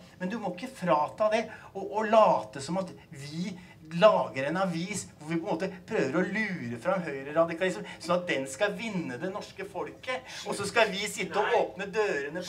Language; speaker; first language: Norwegian; native; Norwegian